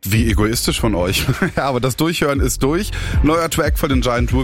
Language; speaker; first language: German; native; German